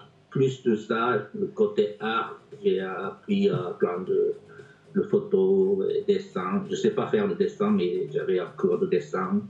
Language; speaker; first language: French; non-native, fluent; Japanese